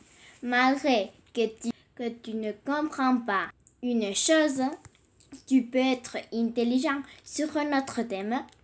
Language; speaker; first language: French; non-native, learner; Catalan